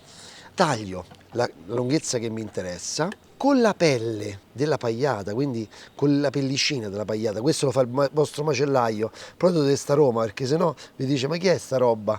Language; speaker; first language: Italian; native; Italian